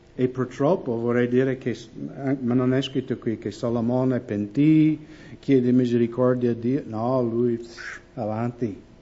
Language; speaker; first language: Italian; non-native, fluent; English